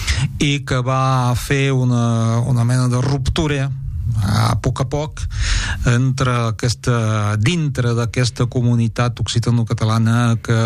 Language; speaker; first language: Catalan; non-native, fluent; French